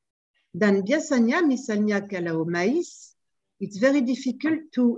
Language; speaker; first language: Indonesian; non-native, learner; French